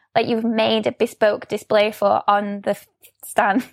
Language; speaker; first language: English; native; English